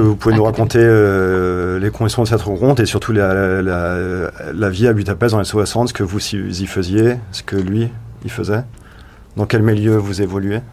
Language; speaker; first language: French; native; French